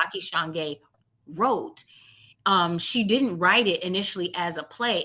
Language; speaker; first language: English; native; English